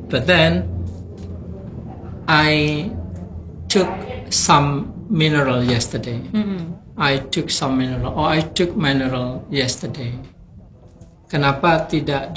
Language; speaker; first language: English; non-native, fluent; Indonesian